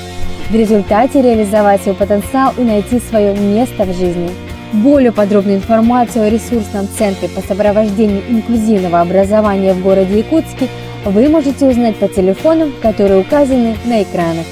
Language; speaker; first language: Russian; native; Russian